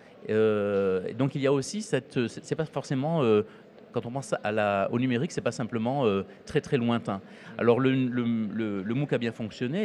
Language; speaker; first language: French; native; French